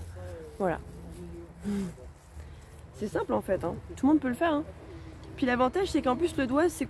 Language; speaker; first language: French; native; French